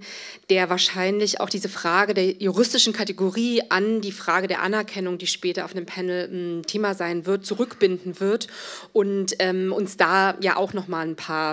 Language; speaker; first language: German; native; German